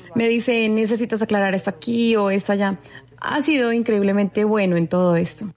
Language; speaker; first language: Spanish; non-native, fluent; English